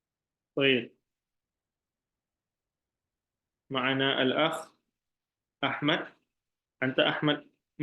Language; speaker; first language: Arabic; non-native, fluent; Indonesian